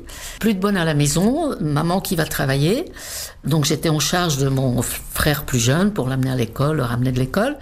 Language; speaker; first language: French; non-native, fluent; Czech